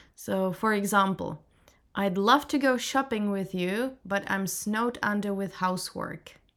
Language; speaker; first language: English; non-native, fluent; Czech